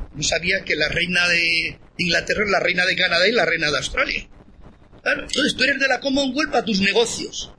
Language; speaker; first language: Spanish; native; Spanish